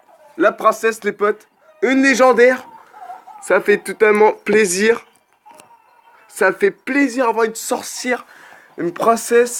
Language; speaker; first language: French; native; French